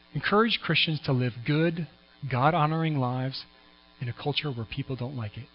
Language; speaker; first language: English; native; English